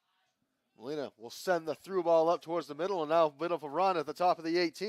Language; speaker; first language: English; native; English